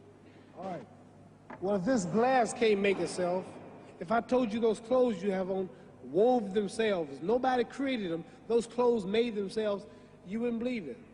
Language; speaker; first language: English; native; English